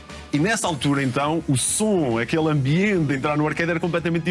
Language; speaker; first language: Portuguese; native; Portuguese